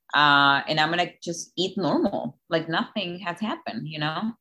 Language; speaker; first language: English; non-native, fluent; Spanish